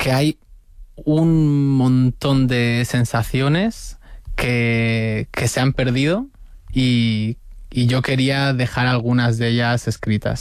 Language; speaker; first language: Spanish; native; Spanish